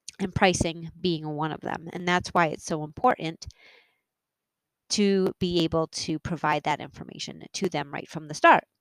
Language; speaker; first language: English; native; English